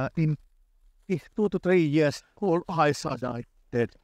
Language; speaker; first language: English; non-native, fluent; Finnish